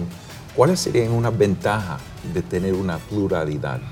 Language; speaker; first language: Spanish; non-native, fluent; English